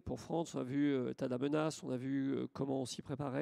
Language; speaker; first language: French; native; French